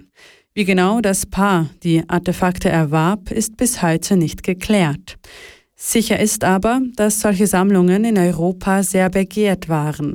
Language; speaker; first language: German; native; German